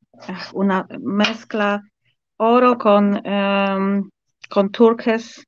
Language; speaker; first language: Spanish; non-native, fluent; Polish